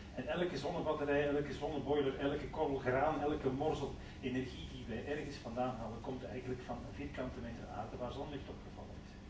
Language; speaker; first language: Dutch; native; Dutch